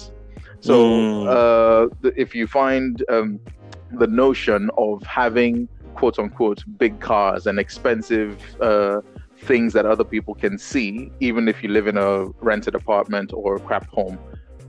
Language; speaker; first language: English; non-native, local second language; Yoruba